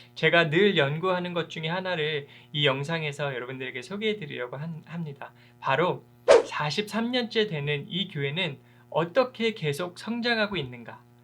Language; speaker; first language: Korean; early bilingual, heritage; Korean